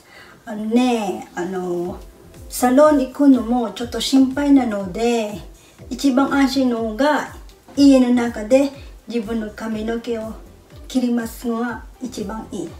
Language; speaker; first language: Japanese; non-native, fluent; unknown